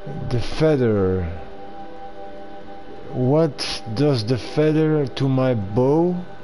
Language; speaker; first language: English; non-native, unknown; Dutch